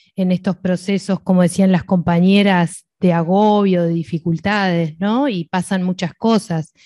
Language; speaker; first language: Spanish; native; Spanish